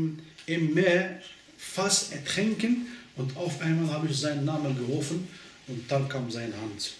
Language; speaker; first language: German; non-native, fluent; Arabic